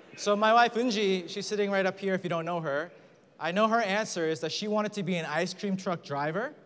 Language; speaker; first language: English; early bilingual, other home language; Korean